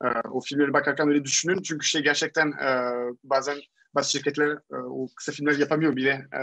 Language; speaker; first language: Turkish; non-native, fluent; French